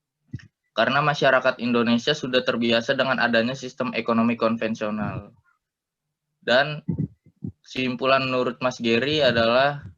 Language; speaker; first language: Indonesian; native; Indonesian